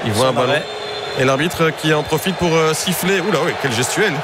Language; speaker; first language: French; native; French